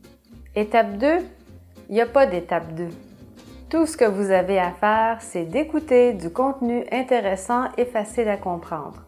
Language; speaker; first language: French; native; French